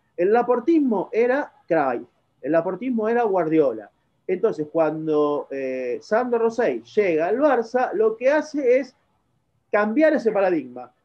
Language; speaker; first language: Spanish; native; Spanish